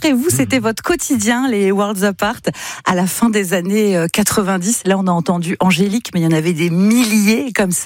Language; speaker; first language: French; native; French